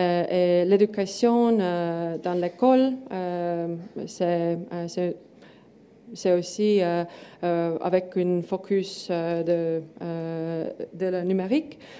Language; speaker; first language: French; non-native, learner; Estonian